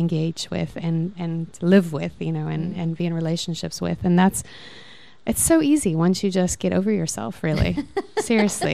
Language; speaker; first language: English; non-native, local second language; Afrikaans